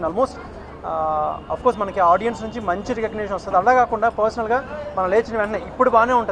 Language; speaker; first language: Telugu; native; Telugu